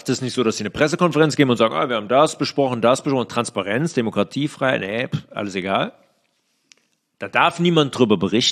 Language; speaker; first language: German; native; German